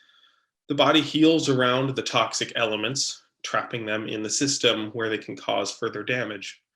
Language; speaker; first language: English; native; English